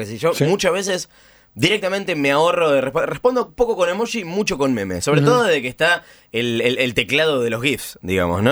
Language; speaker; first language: Spanish; native; Spanish